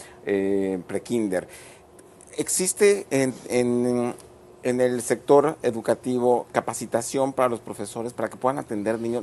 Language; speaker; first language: Spanish; native; Spanish